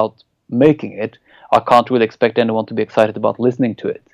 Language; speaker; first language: English; non-native, fluent; Norwegian